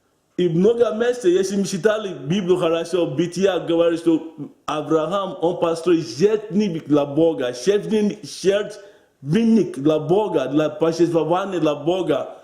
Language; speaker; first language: Russian; non-native, learner; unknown